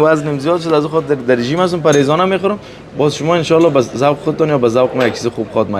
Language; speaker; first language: Persian; native; Persian